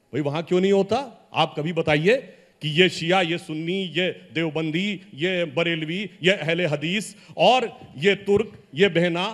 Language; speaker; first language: Hindi; native; Hindi